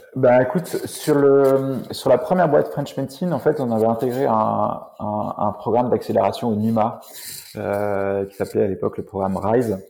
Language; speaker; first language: French; native; French